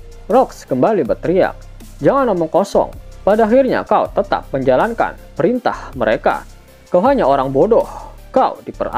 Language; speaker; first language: Indonesian; native; Indonesian